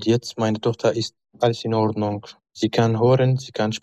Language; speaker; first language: German; non-native, learner; Kurdish